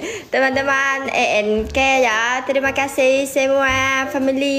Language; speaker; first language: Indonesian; non-native, learner; Vietnamese